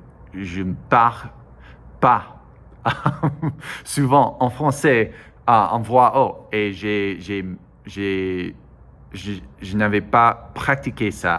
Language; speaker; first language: French; non-native, learner; English